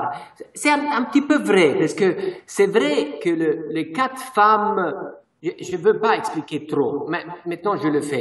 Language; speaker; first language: French; non-native, fluent; Italian